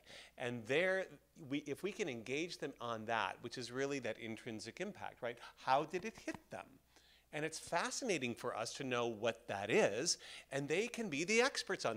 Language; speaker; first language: English; native; English